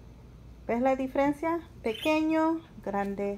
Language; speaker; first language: Spanish; early bilingual, heritage; Spanish